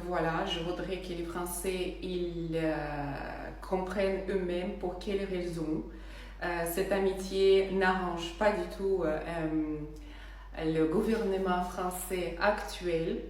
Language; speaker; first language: French; non-native, fluent; Russian